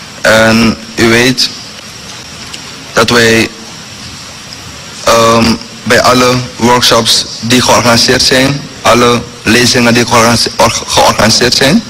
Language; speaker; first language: Dutch; non-native, local second language; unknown